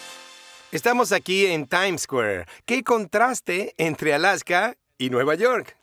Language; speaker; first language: Spanish; native; Spanish